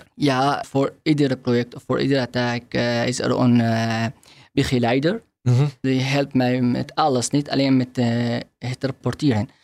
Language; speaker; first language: Dutch; non-native, fluent; Arabic